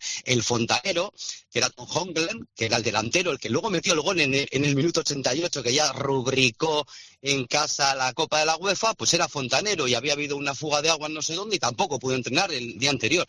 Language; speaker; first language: Spanish; native; Spanish